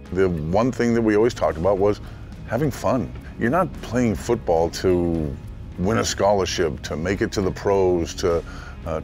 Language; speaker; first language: English; native; English